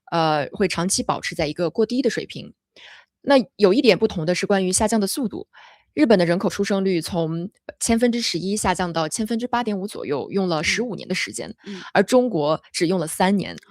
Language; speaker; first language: Chinese; native; Chinese